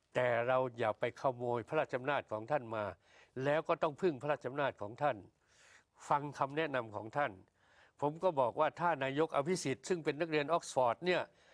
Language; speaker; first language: Thai; native; Thai